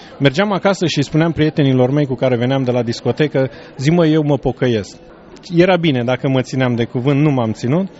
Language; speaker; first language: Romanian; native; Romanian